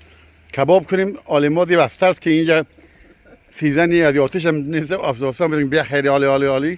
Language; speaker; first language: Persian; native; Persian